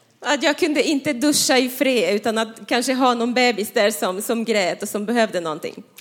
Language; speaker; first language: Swedish; non-native, fluent; Spanish